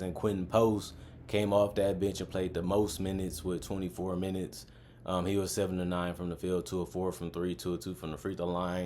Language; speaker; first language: English; native; English